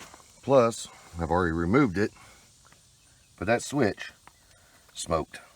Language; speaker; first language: English; native; English